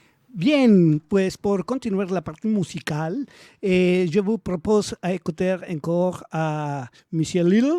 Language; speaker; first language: French; non-native, learner; Spanish